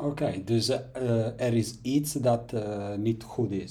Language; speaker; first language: Dutch; non-native, learner; Italian